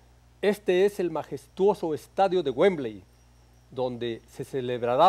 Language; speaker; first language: Spanish; native; Spanish